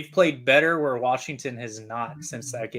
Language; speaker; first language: English; native; English